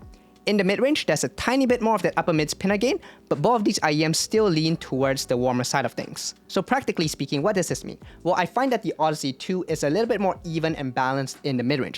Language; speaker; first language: English; native; English